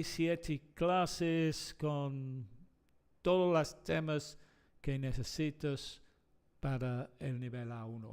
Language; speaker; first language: Spanish; non-native, fluent; English